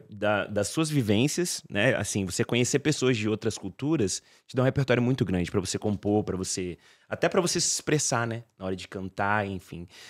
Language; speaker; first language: Portuguese; native; Portuguese